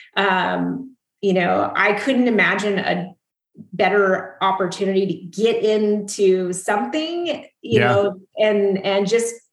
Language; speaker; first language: English; native; English